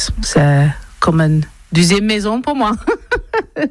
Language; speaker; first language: French; non-native, learner; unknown